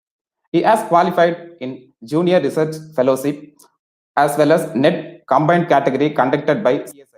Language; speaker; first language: English; non-native, local second language; Tamil